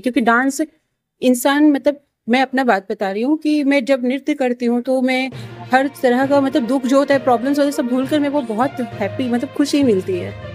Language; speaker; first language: Hindi; non-native, local second language; Bangla